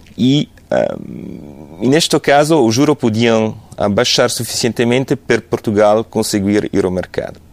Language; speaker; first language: Portuguese; non-native, fluent; Italian